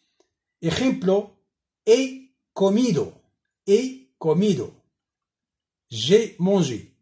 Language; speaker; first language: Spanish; non-native, learner; Arabic